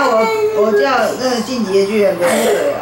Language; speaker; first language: Chinese; native; Chinese